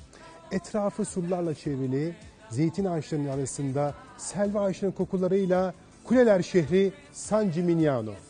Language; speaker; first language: Turkish; native; Turkish